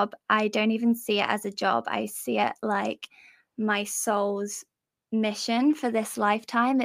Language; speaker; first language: English; native; English